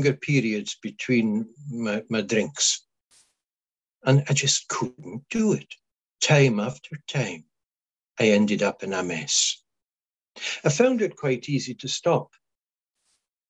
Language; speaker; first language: English; non-native, local second language; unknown